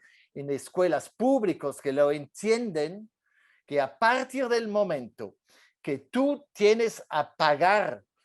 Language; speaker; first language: Spanish; non-native, fluent; French